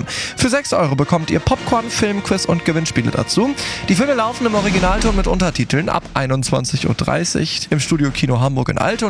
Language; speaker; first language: German; native; German